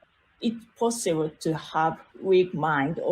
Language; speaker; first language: English; non-native, learner; Japanese